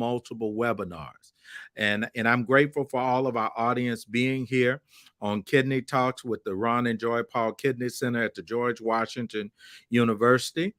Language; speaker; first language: English; native; English